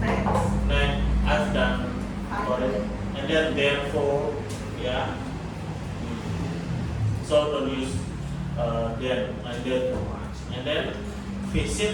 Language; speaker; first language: English; non-native, fluent; Indonesian